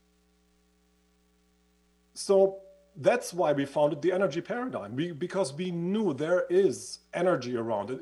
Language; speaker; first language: English; non-native, fluent; German